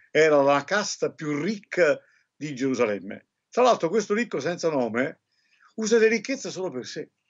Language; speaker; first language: Italian; native; Italian